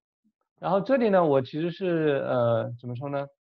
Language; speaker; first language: Chinese; native; Chinese